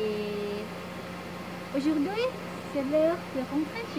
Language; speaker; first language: French; non-native, learner; Thai